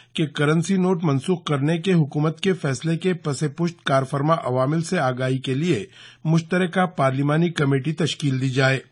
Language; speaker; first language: Urdu; native; Urdu